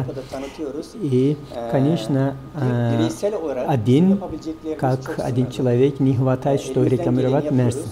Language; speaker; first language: Russian; non-native, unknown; Turkish